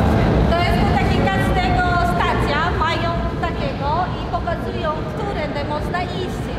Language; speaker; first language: Polish; non-native, learner; Korean